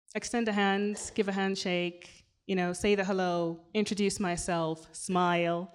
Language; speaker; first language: English; non-native, local second language; Swahili